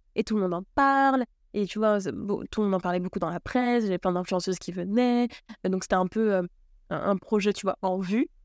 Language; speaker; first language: French; native; French